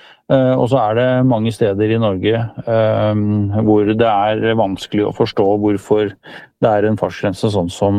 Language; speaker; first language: Norwegian; native; Norwegian